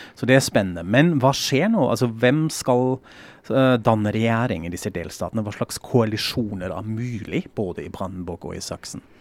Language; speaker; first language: Norwegian; non-native, fluent; German